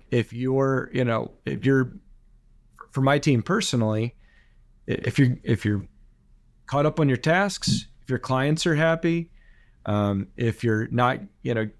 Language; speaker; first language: English; native; English